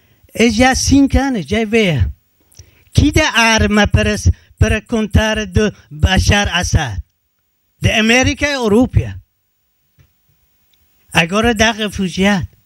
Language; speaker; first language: Portuguese; non-native, learner; Turkish